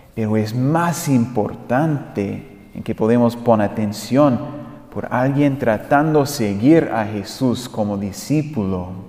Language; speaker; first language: Spanish; non-native, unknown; English